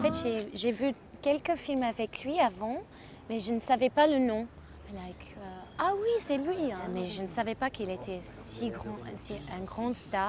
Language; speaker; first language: French; non-native, learner; English